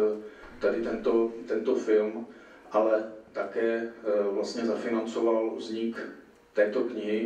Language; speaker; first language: Czech; native; Czech